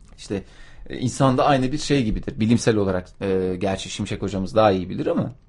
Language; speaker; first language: Turkish; native; Turkish